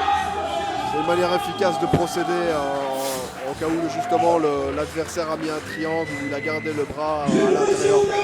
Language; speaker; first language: French; native; French